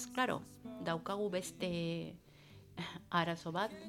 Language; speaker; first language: Basque; non-native, learner; Spanish